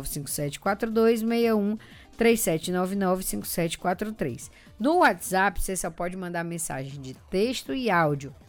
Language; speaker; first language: Portuguese; native; Portuguese